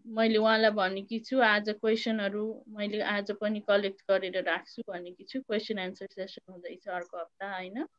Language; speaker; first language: Nepali; native; Nepali